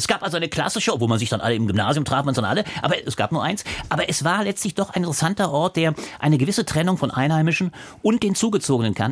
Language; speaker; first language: German; native; German